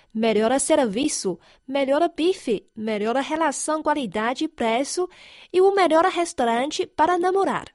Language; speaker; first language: Portuguese; non-native, fluent; Chinese